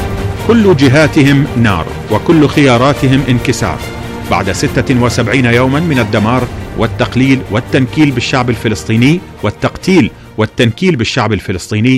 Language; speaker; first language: Arabic; native; Arabic